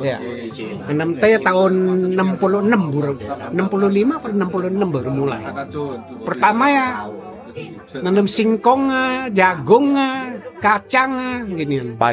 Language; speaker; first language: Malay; non-native, local second language; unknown